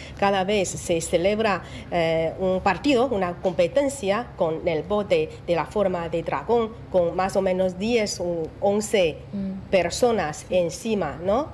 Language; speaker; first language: Spanish; non-native, fluent; Chinese